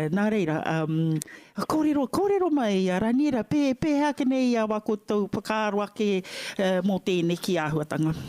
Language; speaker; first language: Māori; native; Māori